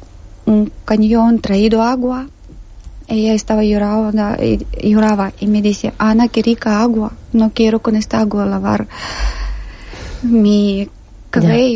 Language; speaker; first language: Spanish; non-native, learner; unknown